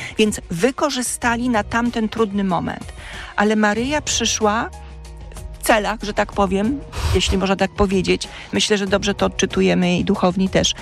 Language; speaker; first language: Polish; native; Polish